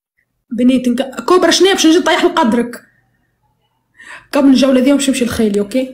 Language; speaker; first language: Arabic; native; Arabic